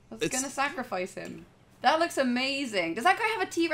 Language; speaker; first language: English; native; English